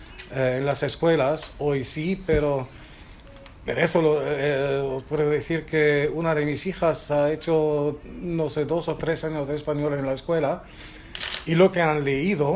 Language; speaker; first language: Spanish; non-native, fluent; German